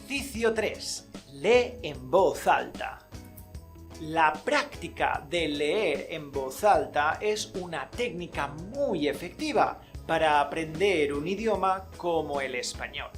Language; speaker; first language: Spanish; native; Spanish